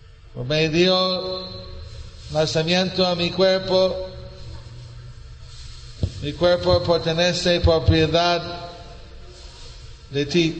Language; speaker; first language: Spanish; non-native, learner; English